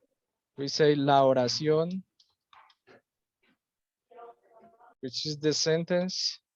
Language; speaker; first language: English; non-native, fluent; Spanish